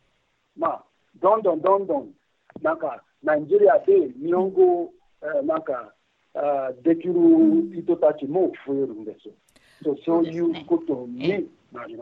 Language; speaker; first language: Japanese; non-native, fluent; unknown